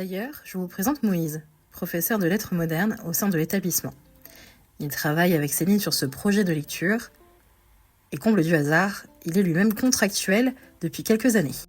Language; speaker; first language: French; native; French